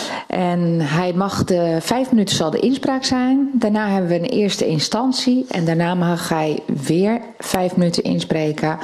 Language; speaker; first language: Dutch; native; Dutch